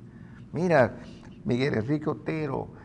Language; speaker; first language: Spanish; native; Spanish